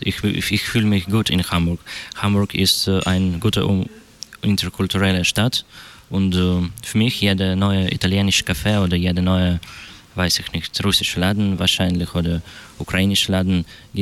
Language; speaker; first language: German; non-native, learner; Russian